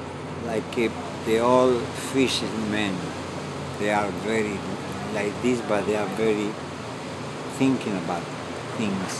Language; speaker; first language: English; non-native, fluent; Spanish